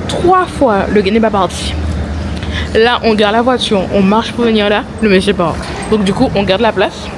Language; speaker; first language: French; native; French